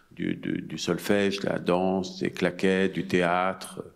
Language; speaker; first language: French; native; French